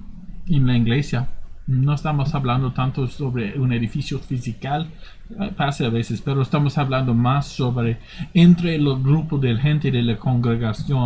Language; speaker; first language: Spanish; non-native, fluent; English